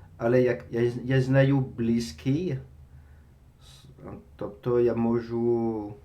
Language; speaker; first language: Czech; non-native, learner; French